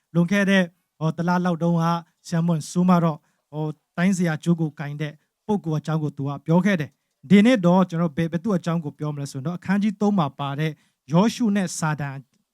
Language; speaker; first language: Burmese; non-native, local second language; Tedim Chin